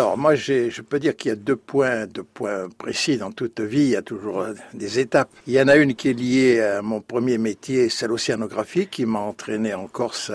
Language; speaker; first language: French; native; French